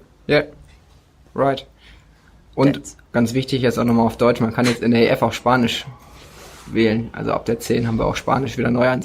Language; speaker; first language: German; native; German